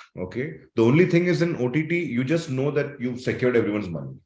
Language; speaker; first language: English; non-native, local second language; Malayalam